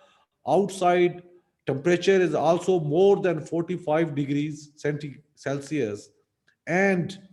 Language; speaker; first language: English; non-native, local second language; Urdu